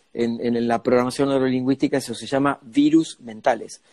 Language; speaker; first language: Spanish; native; Spanish